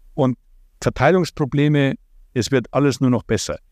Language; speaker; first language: German; non-native, fluent; Ukrainian